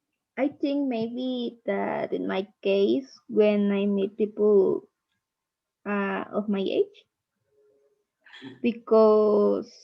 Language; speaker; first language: English; non-native, learner; Spanish